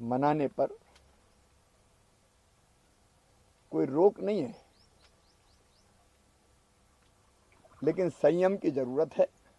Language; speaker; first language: Hindi; native; Hindi